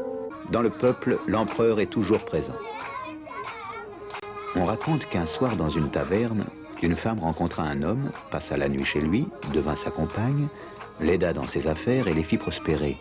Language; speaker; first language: French; native; French